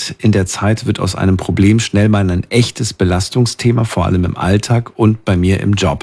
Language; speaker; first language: German; native; German